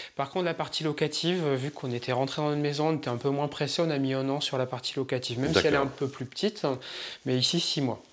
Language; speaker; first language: French; native; French